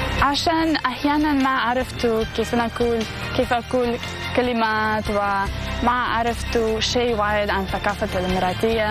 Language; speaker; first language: Arabic; non-native, learner; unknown